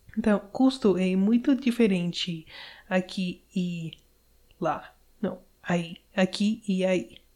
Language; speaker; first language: Portuguese; non-native, learner; English